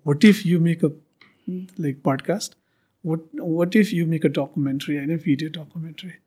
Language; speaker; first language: English; non-native, local second language; Nepali